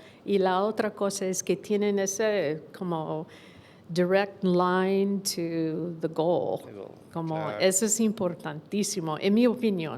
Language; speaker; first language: Spanish; non-native, fluent; English